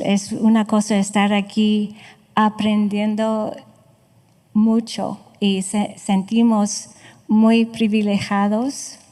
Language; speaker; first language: Spanish; non-native, fluent; English